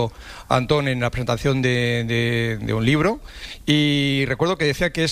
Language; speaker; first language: Spanish; native; Spanish